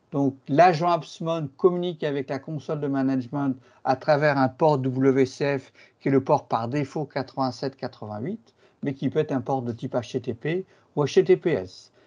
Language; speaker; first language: French; native; French